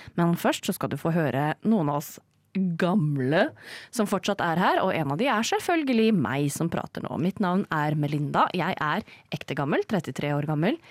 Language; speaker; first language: Norwegian; native; Norwegian